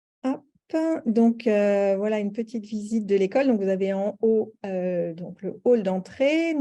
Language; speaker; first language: French; native; French